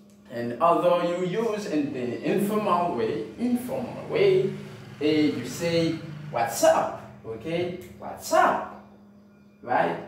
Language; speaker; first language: English; non-native, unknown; Haitian Creole